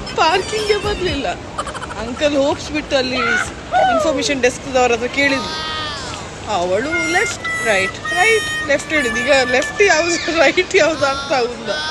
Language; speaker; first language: Kannada; native; Kannada